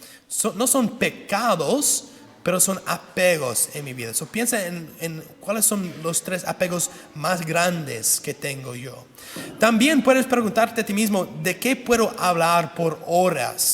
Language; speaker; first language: Spanish; non-native, fluent; English